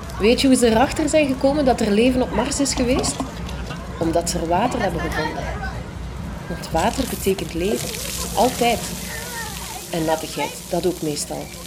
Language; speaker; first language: Dutch; native; Dutch